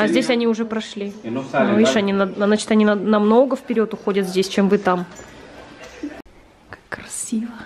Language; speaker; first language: Russian; native; Russian